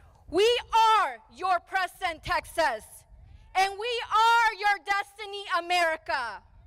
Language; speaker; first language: English; early bilingual, other home language; Spanish